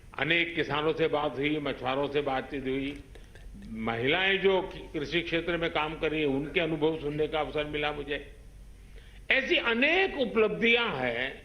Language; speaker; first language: Hindi; non-native, local second language; Gujarati